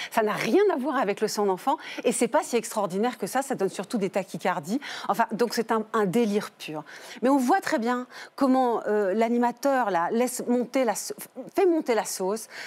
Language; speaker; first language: French; native; French